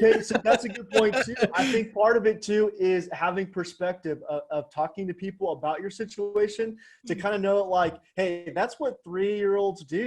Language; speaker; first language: English; native; English